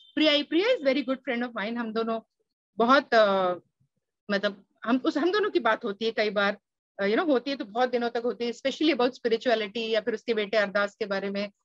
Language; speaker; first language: Hindi; native; Hindi